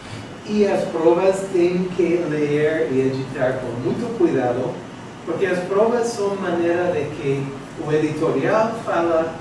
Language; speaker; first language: Portuguese; non-native, fluent; English